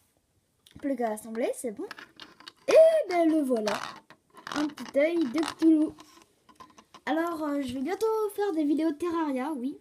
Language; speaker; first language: French; native; French